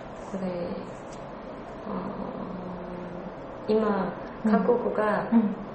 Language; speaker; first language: Japanese; non-native, learner; Korean